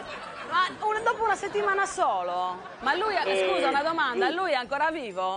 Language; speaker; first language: Italian; native; Italian